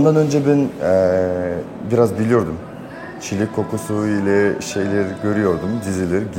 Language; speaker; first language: Turkish; non-native, learner; Kazakh